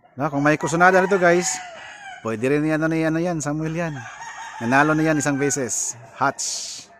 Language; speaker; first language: Filipino; non-native, local second language; Cebuano